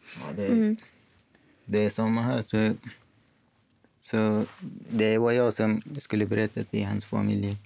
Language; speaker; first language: Swedish; non-native, fluent; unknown